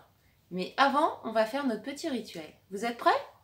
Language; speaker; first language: French; native; French